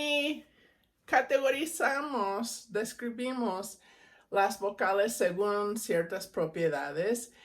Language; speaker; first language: Spanish; non-native, fluent; English